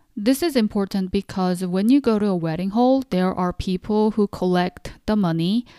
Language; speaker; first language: English; non-native, fluent; Korean